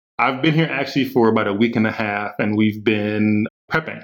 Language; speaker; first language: English; native; English